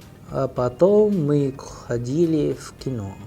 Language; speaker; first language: Russian; non-native, fluent; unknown